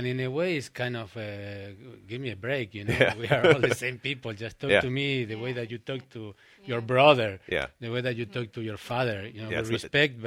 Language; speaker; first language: English; non-native, fluent; Spanish